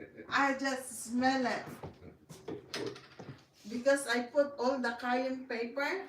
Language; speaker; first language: English; non-native, learner; Filipino